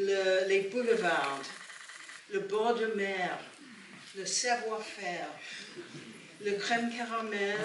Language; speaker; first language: French; non-native, learner; English